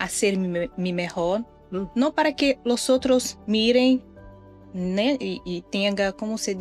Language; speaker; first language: Spanish; non-native, fluent; Portuguese